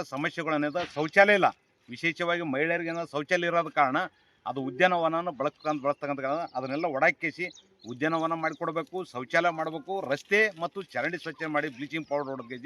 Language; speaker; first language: Kannada; native; Kannada